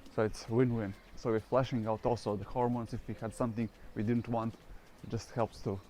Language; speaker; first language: English; non-native, fluent; Latvian